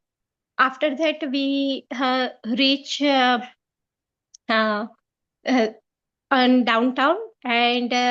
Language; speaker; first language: English; non-native, learner; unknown